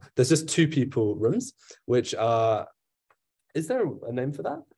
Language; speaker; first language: English; native; English